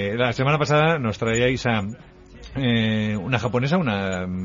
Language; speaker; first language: Spanish; native; Spanish